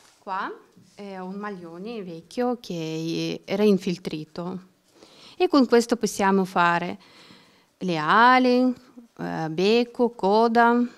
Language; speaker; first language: Italian; non-native, learner; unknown